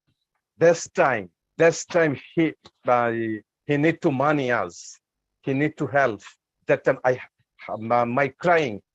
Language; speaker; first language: English; non-native, learner; Bangla